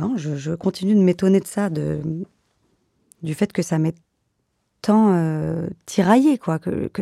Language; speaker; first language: French; native; French